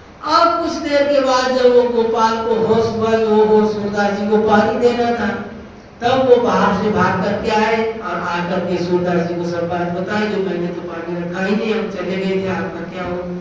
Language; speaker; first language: Hindi; native; Hindi